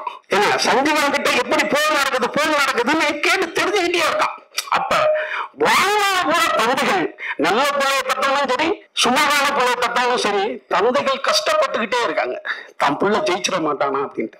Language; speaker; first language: Tamil; native; Tamil